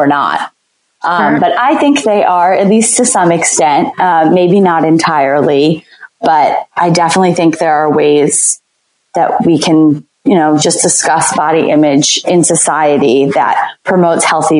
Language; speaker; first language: English; native; English